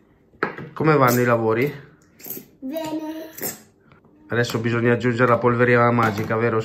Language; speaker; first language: Italian; native; Italian